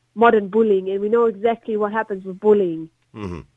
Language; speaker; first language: English; non-native, fluent; German